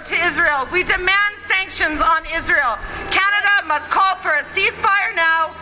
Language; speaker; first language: English; native; English